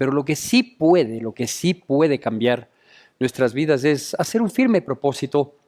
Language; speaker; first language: Spanish; native; Spanish